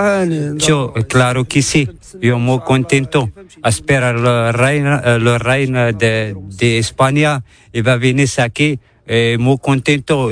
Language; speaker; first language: Spanish; non-native, learner; Arabic